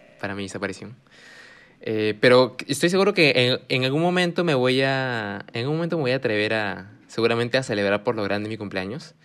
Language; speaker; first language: Spanish; early bilingual, heritage; Spanish